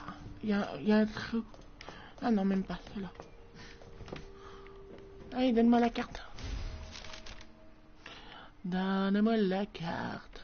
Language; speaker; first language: French; native; French